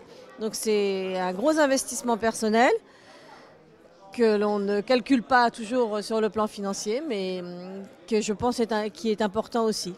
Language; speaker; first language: French; native; French